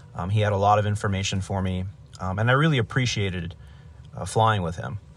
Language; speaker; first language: English; native; English